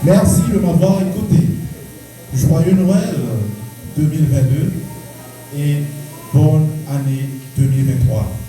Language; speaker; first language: French; non-native, local second language; Haitian Creole